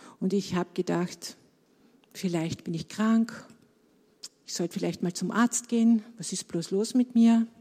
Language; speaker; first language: German; native; German